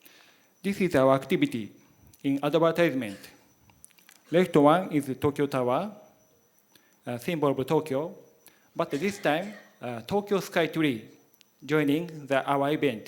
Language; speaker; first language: English; non-native, learner; Japanese